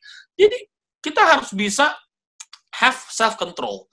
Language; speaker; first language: Indonesian; native; Indonesian